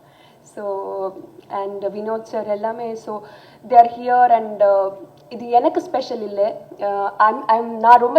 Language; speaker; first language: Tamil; non-native, fluent; Telugu